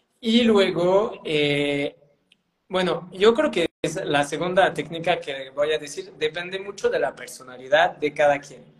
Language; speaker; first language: Spanish; non-native, fluent; French